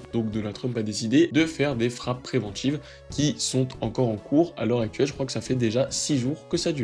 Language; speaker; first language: French; native; French